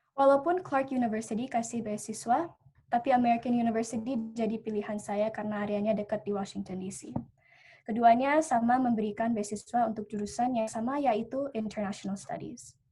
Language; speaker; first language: Indonesian; early bilingual, heritage; Indonesian